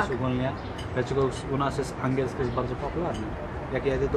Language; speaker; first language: Polish; non-native, learner; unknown